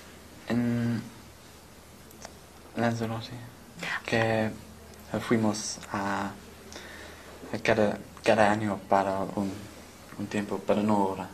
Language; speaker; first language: Spanish; non-native, learner; English